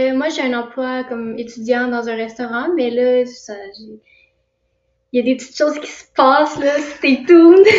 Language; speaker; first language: French; native; French